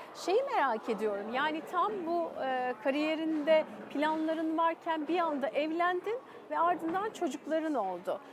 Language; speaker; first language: Turkish; native; Turkish